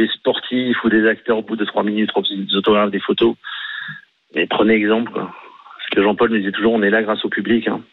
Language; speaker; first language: French; native; French